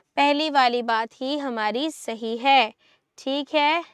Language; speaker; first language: Hindi; native; Hindi